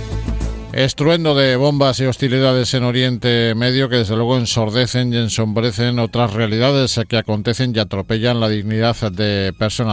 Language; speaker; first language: Spanish; native; Spanish